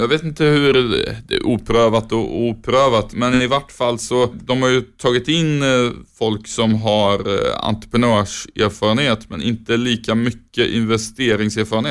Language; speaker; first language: Swedish; native; Swedish